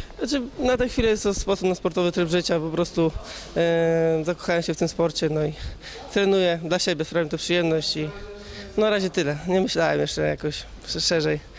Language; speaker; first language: Polish; native; Polish